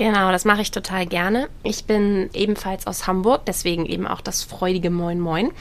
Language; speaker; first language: German; native; German